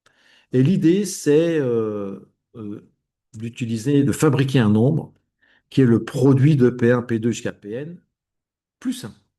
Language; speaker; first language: French; native; French